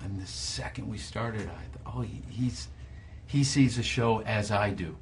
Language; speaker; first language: English; native; English